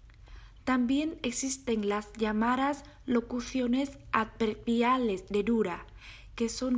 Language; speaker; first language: Spanish; non-native, learner; Vietnamese